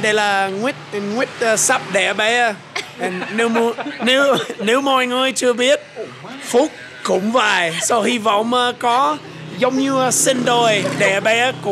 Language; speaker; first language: Vietnamese; non-native, learner; English